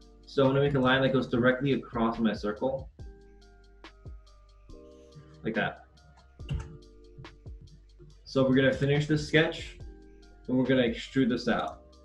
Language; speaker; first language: English; native; English